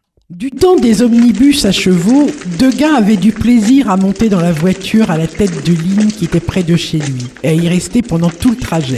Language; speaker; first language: French; native; French